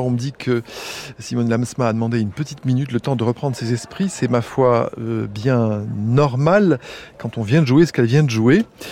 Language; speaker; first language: French; native; French